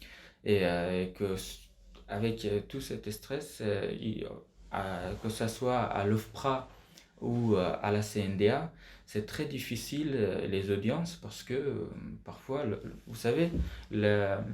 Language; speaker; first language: French; non-native, fluent; Persian